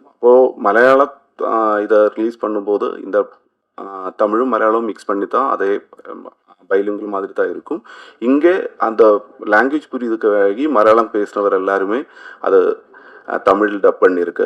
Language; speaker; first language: Tamil; non-native, learner; Malayalam